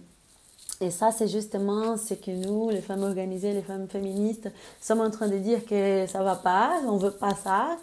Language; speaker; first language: French; non-native, fluent; Spanish